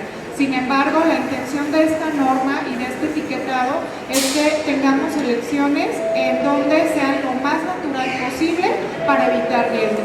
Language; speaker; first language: Spanish; native; Spanish